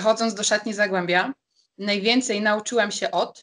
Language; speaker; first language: Polish; native; Polish